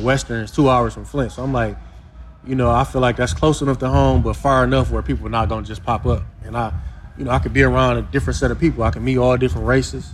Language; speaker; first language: English; native; English